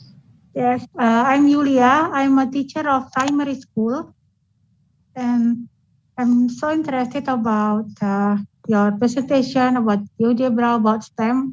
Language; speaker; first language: English; non-native, fluent; Indonesian